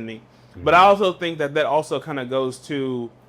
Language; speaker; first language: English; native; English